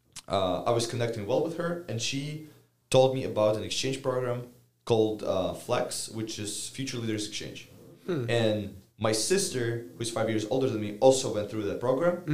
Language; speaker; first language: English; non-native, fluent; Ukrainian